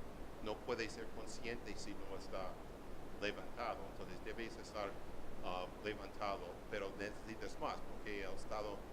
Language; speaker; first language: Spanish; non-native, learner; English